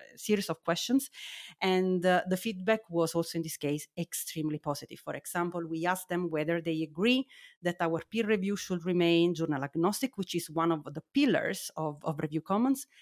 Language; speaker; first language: English; non-native, fluent; Italian